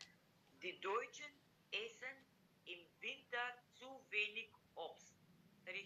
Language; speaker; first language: German; non-native, learner; Macedonian